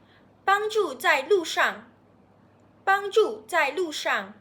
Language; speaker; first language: Chinese; non-native, fluent; Sinhala